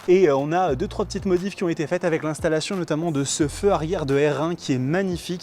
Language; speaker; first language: French; native; French